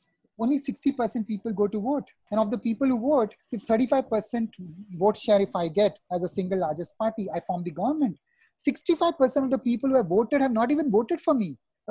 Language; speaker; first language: English; non-native, local second language; Hindi